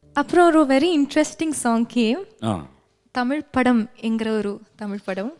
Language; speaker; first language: Tamil; non-native, local second language; Malayalam